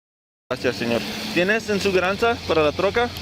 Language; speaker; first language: Spanish; early bilingual, heritage; English